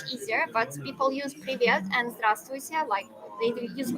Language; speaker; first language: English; non-native, fluent; Russian